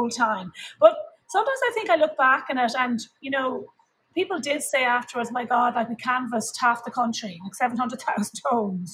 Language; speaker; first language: English; native; English